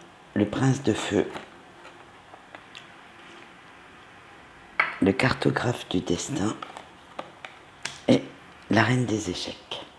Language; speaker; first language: French; native; French